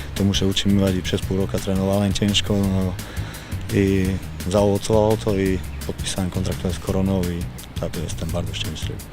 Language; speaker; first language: Polish; non-native, learner; Slovak